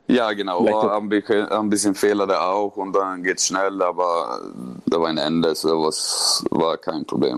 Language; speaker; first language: German; non-native, learner; Swedish